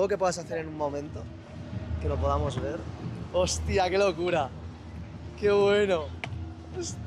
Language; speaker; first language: Spanish; native; Spanish